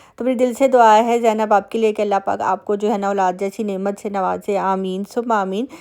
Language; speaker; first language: Urdu; native; Urdu